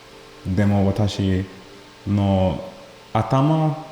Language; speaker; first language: Japanese; non-native, learner; English